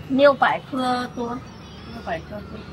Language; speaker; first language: Chinese; non-native, learner; Vietnamese